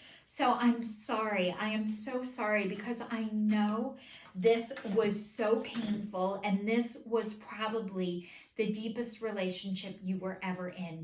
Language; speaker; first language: English; native; English